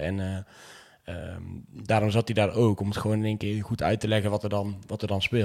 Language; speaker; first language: Dutch; native; Dutch